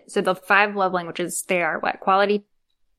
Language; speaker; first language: English; native; English